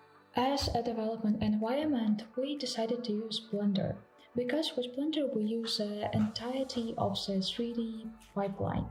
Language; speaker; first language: English; non-native, fluent; Ukrainian